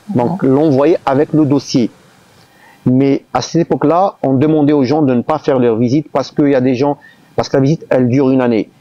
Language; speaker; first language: French; non-native, local second language; Arabic